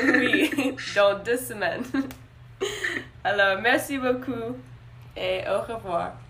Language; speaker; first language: French; non-native, learner; English